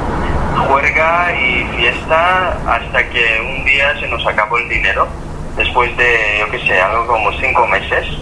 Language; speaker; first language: Spanish; non-native, fluent; Hebrew